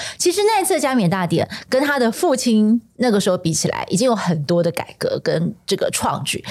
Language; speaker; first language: Chinese; native; Chinese